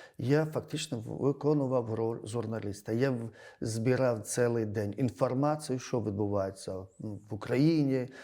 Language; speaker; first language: Ukrainian; non-native, fluent; Georgian